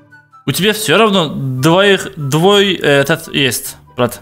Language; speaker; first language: Russian; non-native, local second language; Uzbek